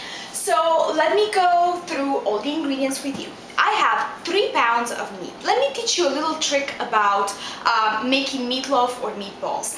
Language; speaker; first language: English; non-native, fluent; Italian